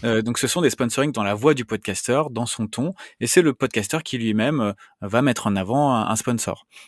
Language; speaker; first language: French; native; French